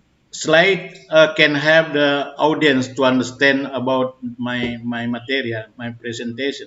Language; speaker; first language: English; non-native, fluent; Indonesian